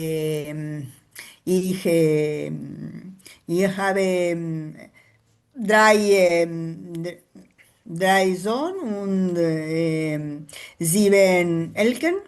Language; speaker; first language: German; non-native, learner; Spanish